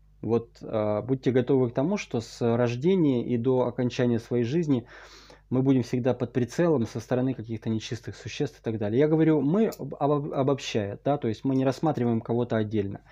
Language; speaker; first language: Russian; native; Russian